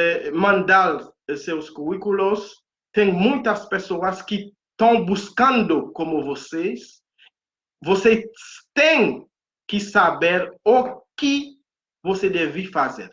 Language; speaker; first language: Portuguese; non-native, fluent; Haitian Creole